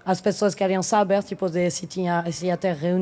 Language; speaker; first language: Portuguese; non-native, fluent; French